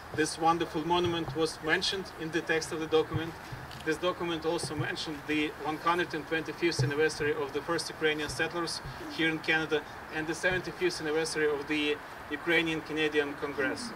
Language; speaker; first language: English; non-native, fluent; Ukrainian